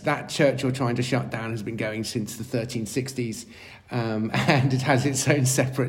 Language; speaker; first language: English; native; English